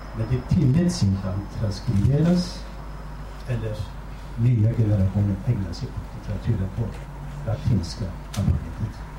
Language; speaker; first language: Swedish; non-native, fluent; Kurdish